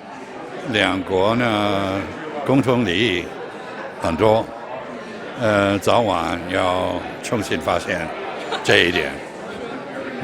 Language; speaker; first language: Chinese; non-native, fluent; English